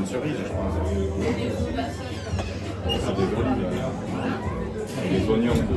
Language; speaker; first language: French; non-native, local second language; Armenian